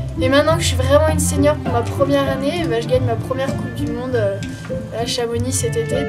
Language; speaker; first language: French; native; French